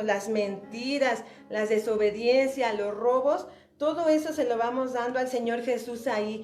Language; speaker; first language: Spanish; native; Spanish